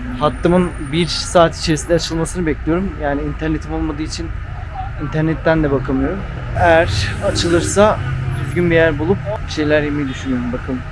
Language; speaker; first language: Turkish; non-native, local second language; Kurdish